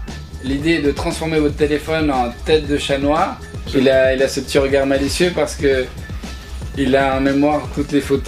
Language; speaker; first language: French; non-native, fluent; Spanish